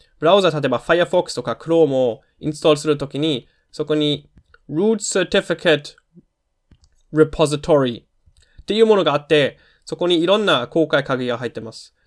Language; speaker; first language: Japanese; non-native, fluent; German